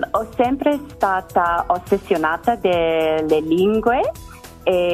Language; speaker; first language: Italian; non-native, learner; English